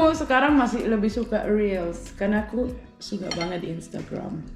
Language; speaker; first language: Indonesian; early bilingual, heritage; Indonesian